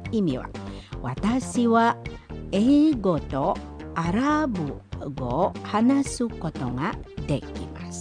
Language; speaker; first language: Japanese; non-native, fluent; Indonesian